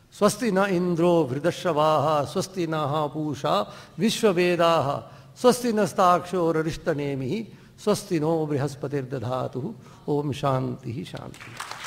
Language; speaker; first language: Hindi; non-native, local second language; Dogri